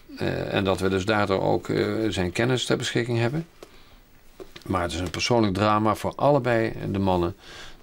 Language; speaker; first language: Dutch; native; Dutch